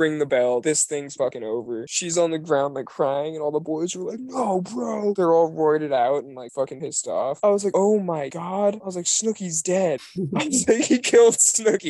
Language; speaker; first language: English; native; English